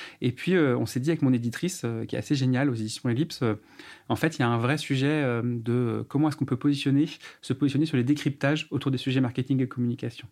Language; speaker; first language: French; native; French